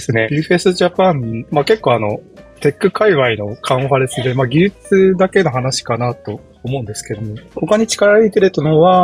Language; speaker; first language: Japanese; native; Japanese